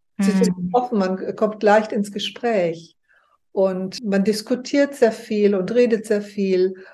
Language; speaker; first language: German; native; German